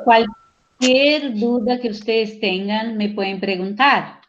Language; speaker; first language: Spanish; non-native, fluent; Portuguese